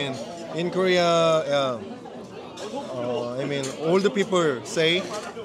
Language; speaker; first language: English; non-native, learner; Korean